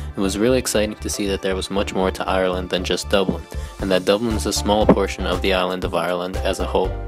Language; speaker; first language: English; native; English